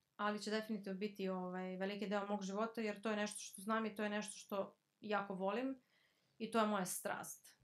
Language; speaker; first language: Croatian; early bilingual, heritage; Serbian